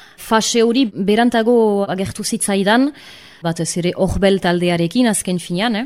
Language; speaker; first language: Basque; native; Basque